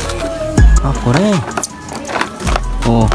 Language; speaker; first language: Japanese; non-native, learner; Filipino